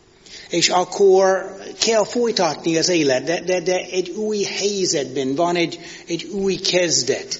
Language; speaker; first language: Hungarian; non-native, fluent; English